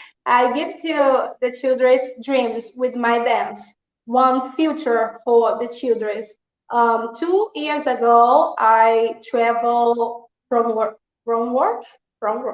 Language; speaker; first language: English; non-native, learner; Portuguese